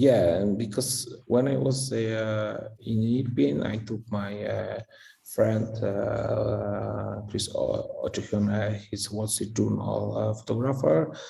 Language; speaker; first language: English; non-native, fluent; Polish